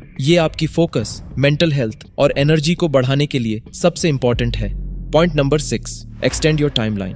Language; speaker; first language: Hindi; native; Hindi